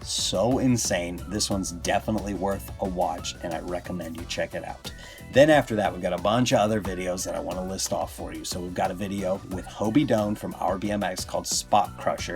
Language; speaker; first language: English; native; English